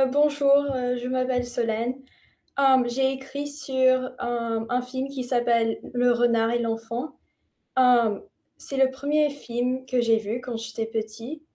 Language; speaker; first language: French; non-native, fluent; English